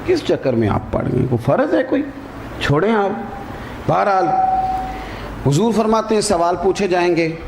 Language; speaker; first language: Urdu; non-native, local second language; Punjabi